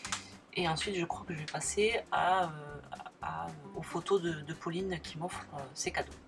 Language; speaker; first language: French; native; French